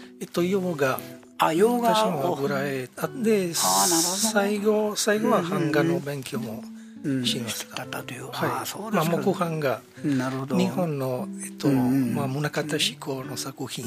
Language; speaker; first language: Japanese; non-native, fluent; Italian